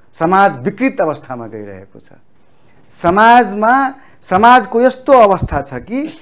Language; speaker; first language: Nepali; non-native, local second language; Maithili